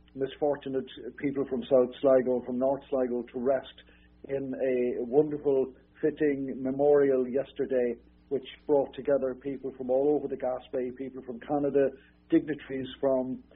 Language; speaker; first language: English; native; English